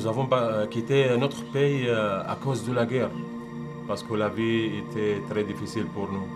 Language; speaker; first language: French; non-native, learner; Arabic